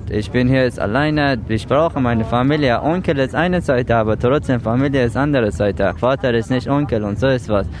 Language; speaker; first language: German; non-native, learner; Persian